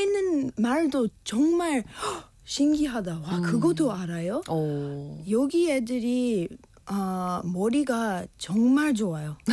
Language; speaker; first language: Korean; non-native, learner; English